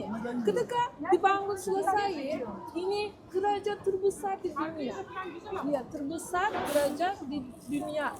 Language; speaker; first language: Indonesian; non-native, learner; Turkish